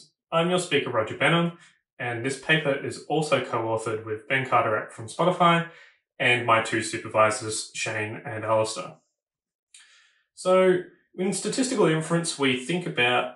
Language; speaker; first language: English; native; English